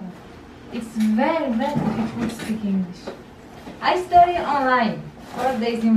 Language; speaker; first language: English; non-native, learner; Portuguese